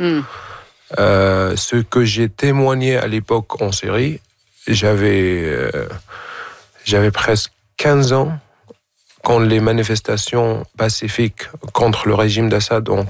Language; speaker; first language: French; non-native, fluent; Arabic